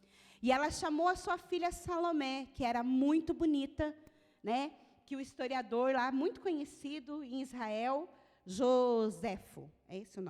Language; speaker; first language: Portuguese; native; Portuguese